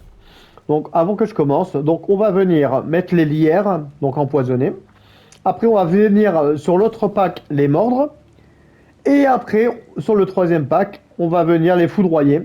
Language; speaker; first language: French; native; French